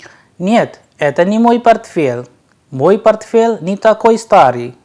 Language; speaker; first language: Russian; non-native, fluent; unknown